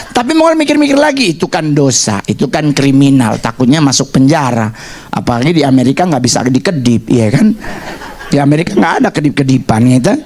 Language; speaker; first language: Indonesian; native; Indonesian